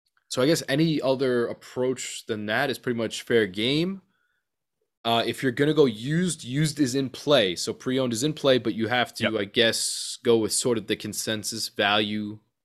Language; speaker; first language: English; native; English